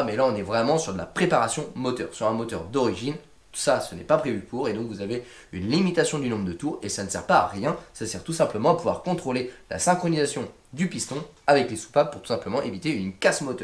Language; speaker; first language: French; native; French